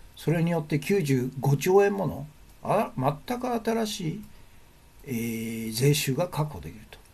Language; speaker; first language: Japanese; native; Japanese